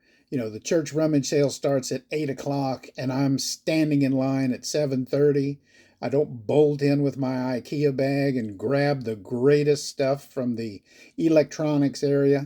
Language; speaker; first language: English; native; English